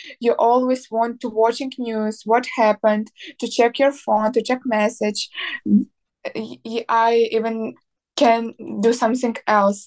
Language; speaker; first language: English; non-native, learner; Ukrainian